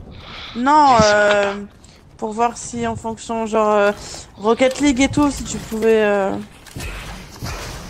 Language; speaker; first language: French; native; French